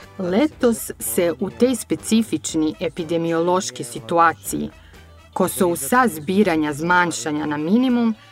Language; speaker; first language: Slovenian; early bilingual, heritage; Serbian